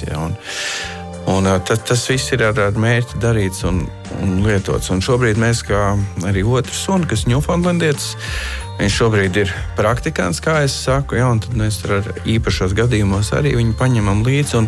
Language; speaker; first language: Latvian; native; Latvian